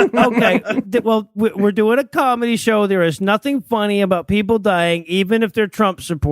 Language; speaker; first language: English; native; English